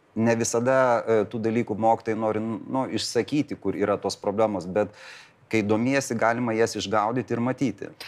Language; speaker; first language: Lithuanian; native; Lithuanian